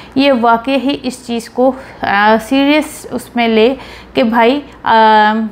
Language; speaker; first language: Urdu; native; Urdu